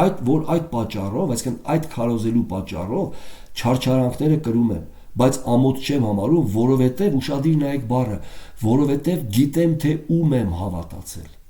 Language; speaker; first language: Armenian; native; Armenian